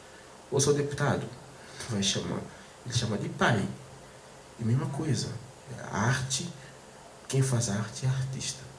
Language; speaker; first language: Portuguese; non-native, fluent; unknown